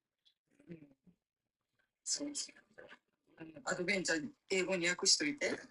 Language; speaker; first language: Japanese; non-native, fluent; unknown